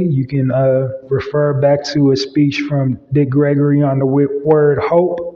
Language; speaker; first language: English; native; English